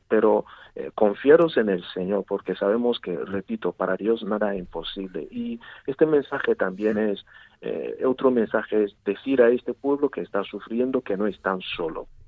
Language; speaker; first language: Spanish; non-native, fluent; Igbo